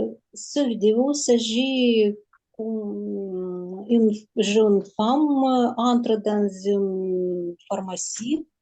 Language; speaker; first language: French; non-native, learner; Ukrainian